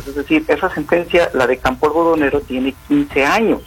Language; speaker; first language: Spanish; native; Spanish